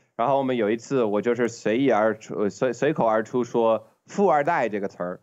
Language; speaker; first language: Chinese; non-native, fluent; English